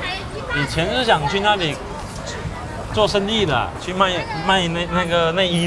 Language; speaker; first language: Chinese; native; Chinese